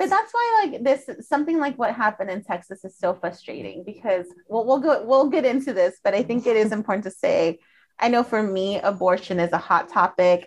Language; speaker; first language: English; early bilingual, other home language; Spanish